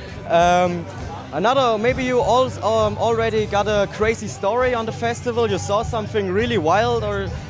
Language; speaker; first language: English; non-native, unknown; German